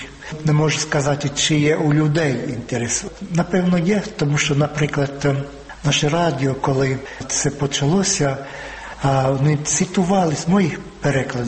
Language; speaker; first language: Ukrainian; non-native, fluent; Finnish